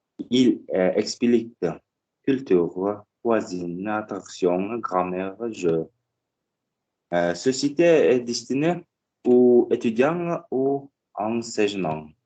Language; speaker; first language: French; non-native, learner; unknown